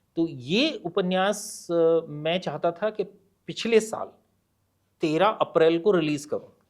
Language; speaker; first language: Hindi; native; Hindi